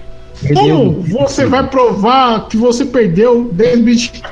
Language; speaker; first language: Portuguese; native; Portuguese